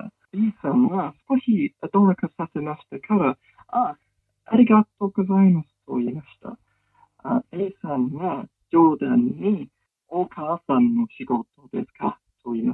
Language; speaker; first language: Japanese; non-native, learner; English